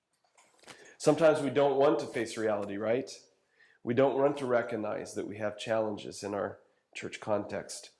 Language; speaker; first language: English; native; English